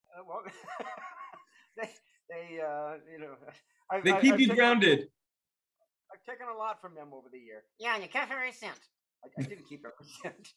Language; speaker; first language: English; native; English